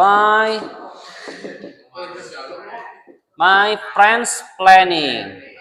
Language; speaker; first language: English; non-native, learner; Indonesian